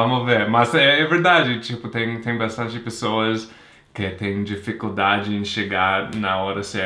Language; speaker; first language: Portuguese; non-native, fluent; English